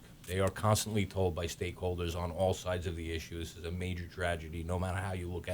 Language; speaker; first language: English; native; English